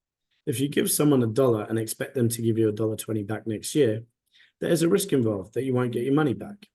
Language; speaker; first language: English; native; English